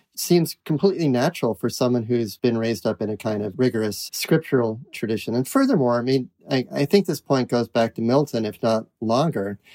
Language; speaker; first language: English; native; English